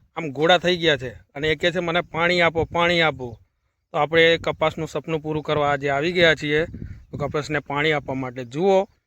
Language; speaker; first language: Gujarati; non-native, local second language; Kachhi